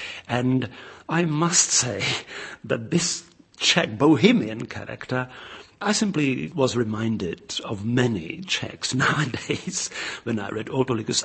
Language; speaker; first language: English; non-native, fluent; Czech